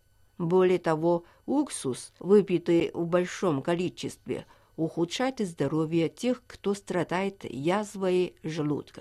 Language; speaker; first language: Russian; non-native, fluent; Chinese